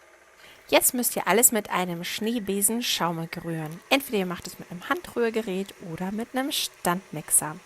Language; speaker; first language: German; native; German